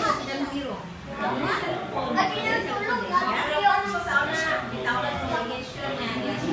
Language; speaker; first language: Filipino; non-native, local second language; Cebuano